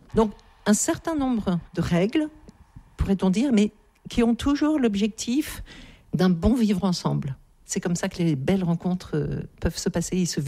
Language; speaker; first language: French; native; French